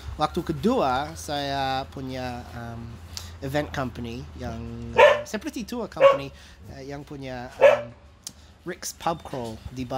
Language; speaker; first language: Indonesian; non-native, fluent; English